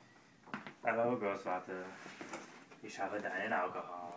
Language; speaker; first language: German; non-native, learner; English